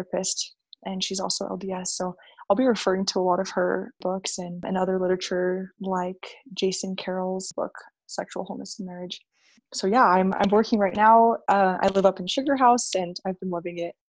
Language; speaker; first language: English; native; English